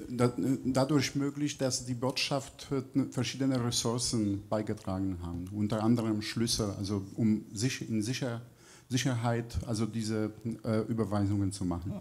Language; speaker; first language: German; non-native, fluent; Polish